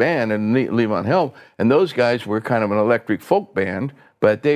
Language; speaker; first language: English; native; English